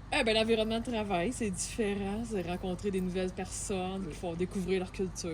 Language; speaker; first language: French; native; French